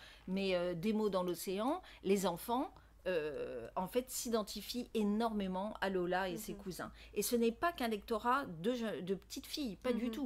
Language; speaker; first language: French; native; French